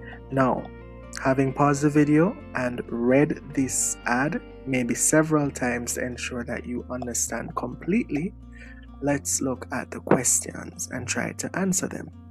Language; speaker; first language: English; native; English